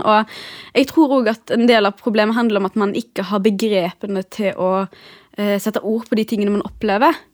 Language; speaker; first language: Norwegian; early bilingual, other home language; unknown